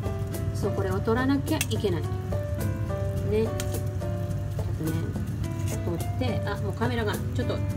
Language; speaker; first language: Japanese; non-native, fluent; Filipino